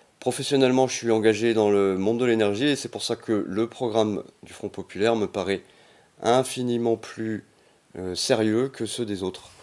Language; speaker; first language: French; native; French